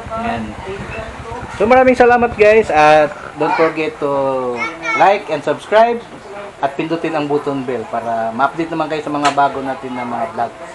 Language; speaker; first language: Filipino; non-native, local second language; Cebuano